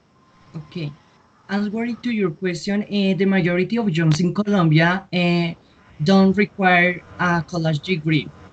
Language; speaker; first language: English; non-native, fluent; Spanish